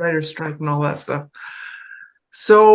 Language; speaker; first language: English; non-native, fluent; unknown